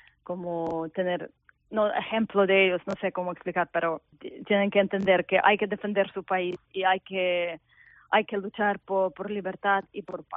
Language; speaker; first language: Spanish; non-native, fluent; Ukrainian